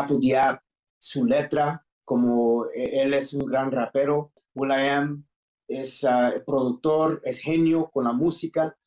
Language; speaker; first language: Spanish; early bilingual, heritage; English